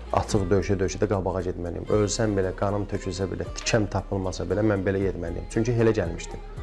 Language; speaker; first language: Azerbaijani; native; Azerbaijani